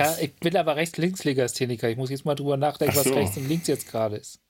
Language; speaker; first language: German; native; German